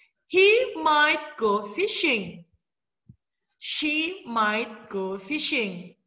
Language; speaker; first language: English; non-native, fluent; Indonesian